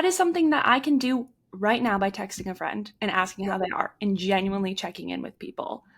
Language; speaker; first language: English; native; English